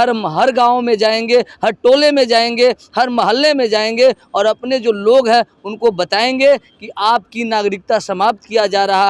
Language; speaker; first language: Hindi; native; Hindi